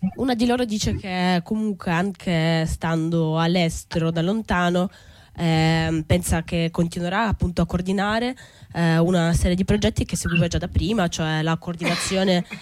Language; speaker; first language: Italian; native; Italian